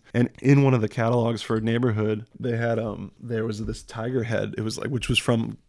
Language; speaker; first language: English; early bilingual, other home language; French